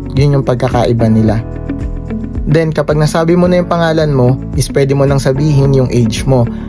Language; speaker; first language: Filipino; native; Filipino